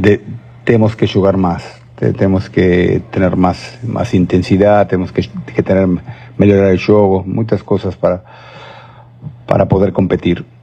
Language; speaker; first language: Portuguese; non-native, learner; Spanish